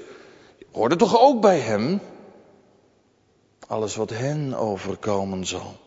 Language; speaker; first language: Dutch; native; Dutch